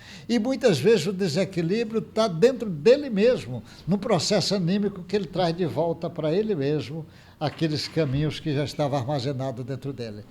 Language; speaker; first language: Portuguese; native; Portuguese